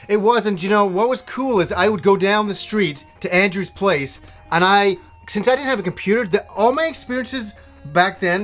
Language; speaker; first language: English; native; English